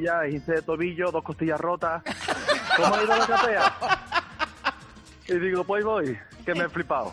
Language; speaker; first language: Spanish; native; Spanish